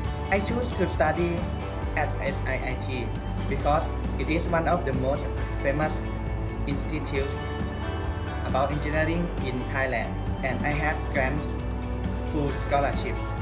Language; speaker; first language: English; non-native, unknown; Thai